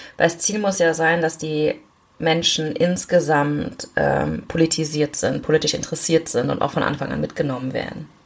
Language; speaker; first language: German; early bilingual, other home language; Korean